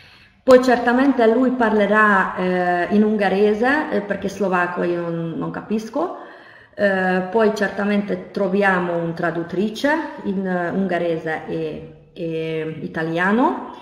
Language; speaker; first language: Italian; non-native, fluent; Hungarian